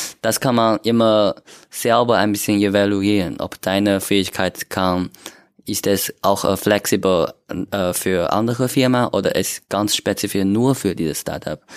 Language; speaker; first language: German; non-native, learner; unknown